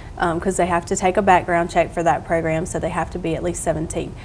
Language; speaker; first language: English; native; English